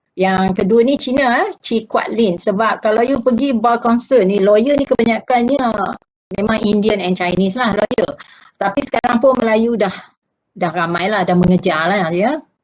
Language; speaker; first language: Malay; native; Malay